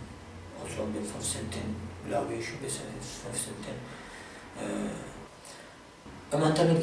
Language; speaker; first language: German; non-native, learner; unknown